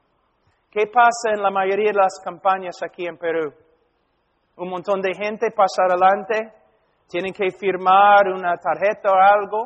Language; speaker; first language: Spanish; non-native, fluent; English